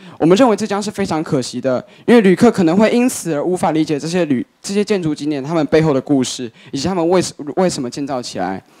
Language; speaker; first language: Chinese; native; Chinese